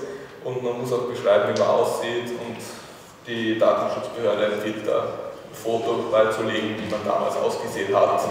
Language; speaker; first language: German; native; German